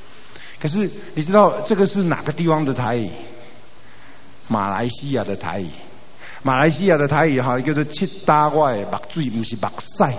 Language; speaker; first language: Chinese; native; Chinese